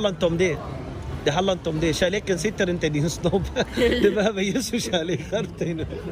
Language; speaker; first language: Swedish; non-native, fluent; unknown